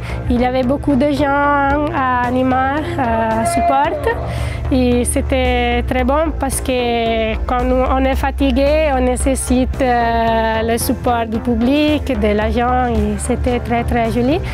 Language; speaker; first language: French; non-native, learner; Spanish